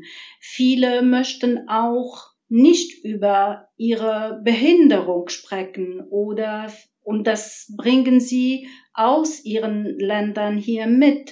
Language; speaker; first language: German; non-native, fluent; Arabic